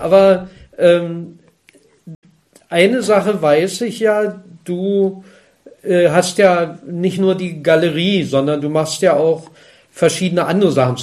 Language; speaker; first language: German; native; German